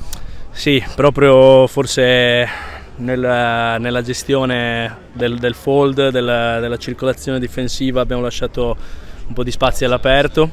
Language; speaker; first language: Italian; native; Italian